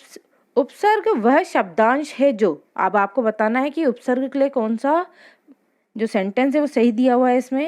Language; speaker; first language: Hindi; native; Hindi